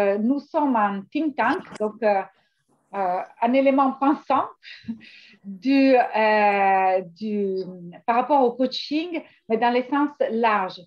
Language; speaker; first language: French; non-native, fluent; Italian